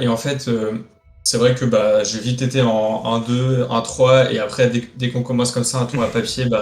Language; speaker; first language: French; native; French